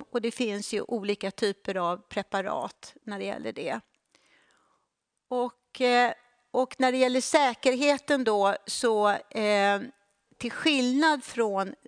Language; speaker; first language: Swedish; native; Swedish